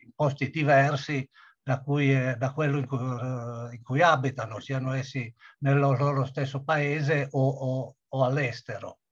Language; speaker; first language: Italian; native; Italian